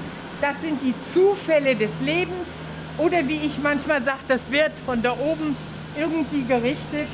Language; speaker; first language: German; native; German